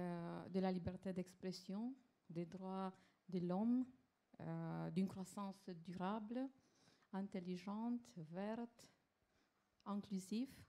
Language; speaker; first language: French; non-native, fluent; Romanian